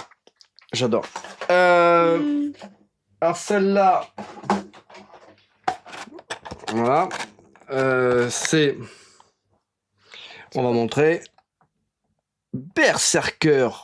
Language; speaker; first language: French; native; French